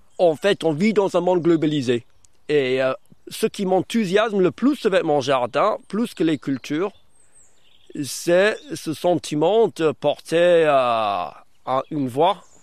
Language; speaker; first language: French; non-native, fluent; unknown